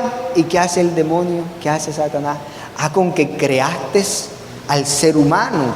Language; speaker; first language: Spanish; native; Spanish